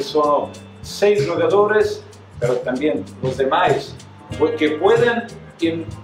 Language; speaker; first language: Spanish; non-native, fluent; Serbian